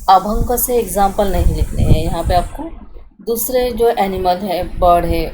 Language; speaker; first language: Hindi; non-native, local second language; Marathi